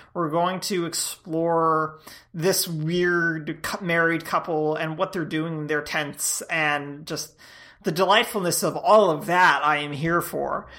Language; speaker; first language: English; native; English